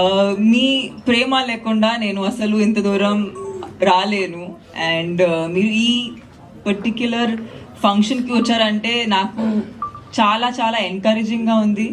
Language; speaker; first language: Telugu; non-native, fluent; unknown